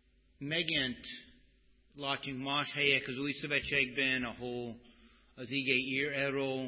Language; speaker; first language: Hungarian; non-native, fluent; English